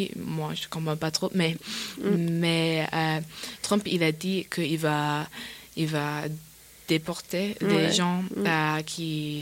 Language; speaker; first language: French; non-native, learner; English